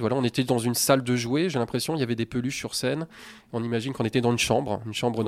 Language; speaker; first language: French; native; French